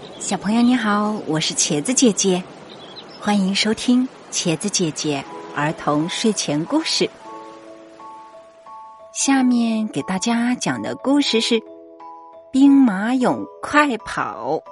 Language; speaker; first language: Chinese; native; Chinese